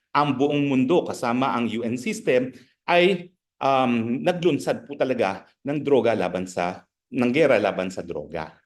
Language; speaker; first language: Filipino; native; Filipino